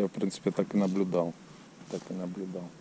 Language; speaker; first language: Russian; native; Russian